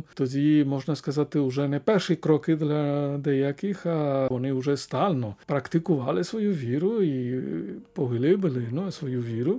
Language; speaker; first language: Ukrainian; non-native, fluent; Spanish